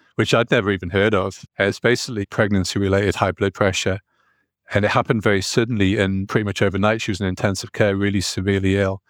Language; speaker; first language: English; native; English